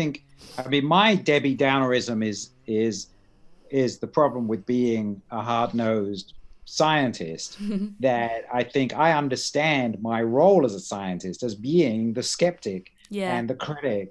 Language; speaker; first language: English; native; English